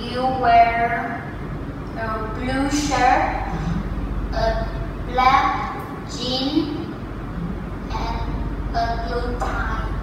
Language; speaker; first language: English; non-native, learner; Vietnamese